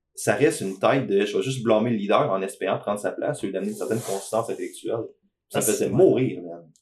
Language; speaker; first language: French; native; French